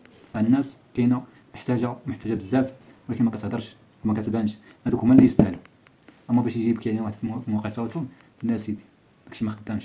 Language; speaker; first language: Arabic; native; Arabic